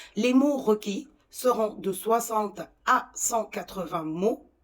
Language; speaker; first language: French; non-native, fluent; Arabic